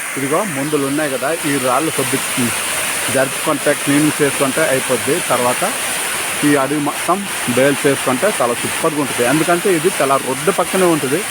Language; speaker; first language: Telugu; non-native, local second language; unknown